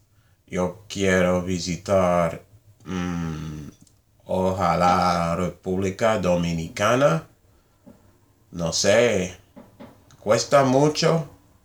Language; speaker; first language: Spanish; non-native, learner; English